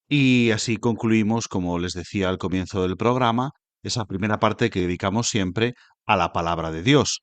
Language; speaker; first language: Spanish; native; Spanish